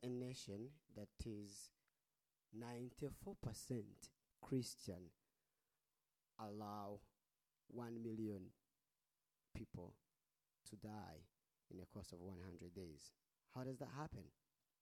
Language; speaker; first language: English; non-native, local second language; Kinyarwanda